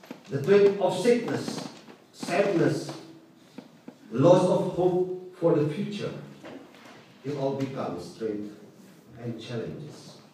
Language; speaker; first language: English; non-native, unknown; Indonesian